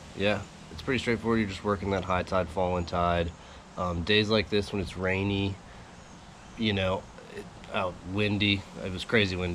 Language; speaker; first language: English; native; English